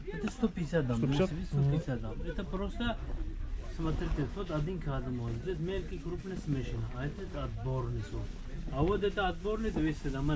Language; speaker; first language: Russian; non-native, local second language; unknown